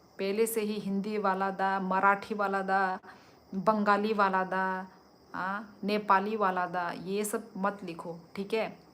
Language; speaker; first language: Hindi; non-native, local second language; Kok Borok